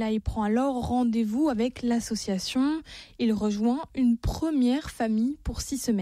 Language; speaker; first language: French; native; French